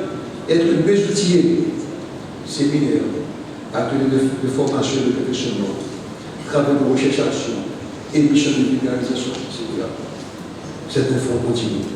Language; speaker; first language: French; non-native, local second language; Haitian Creole